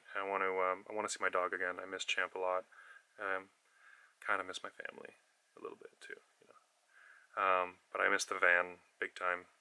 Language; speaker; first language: English; native; English